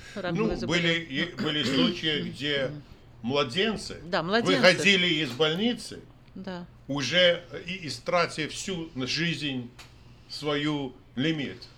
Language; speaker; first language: Russian; non-native, fluent; English